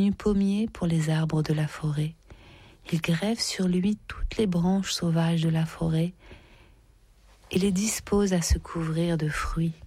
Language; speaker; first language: French; native; French